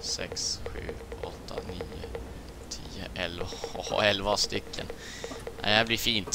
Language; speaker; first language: Swedish; native; Swedish